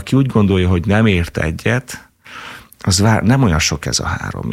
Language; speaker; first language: Hungarian; native; Hungarian